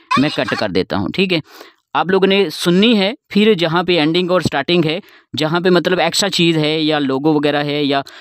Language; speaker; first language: Urdu; non-native, local second language; Sindhi